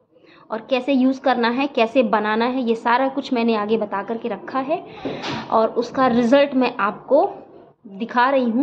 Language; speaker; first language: Hindi; native; Hindi